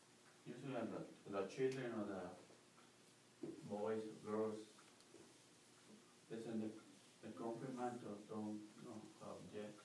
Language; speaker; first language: English; non-native, learner; Spanish